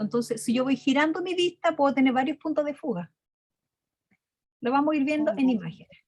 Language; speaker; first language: Spanish; native; Spanish